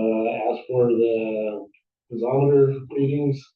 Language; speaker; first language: English; native; English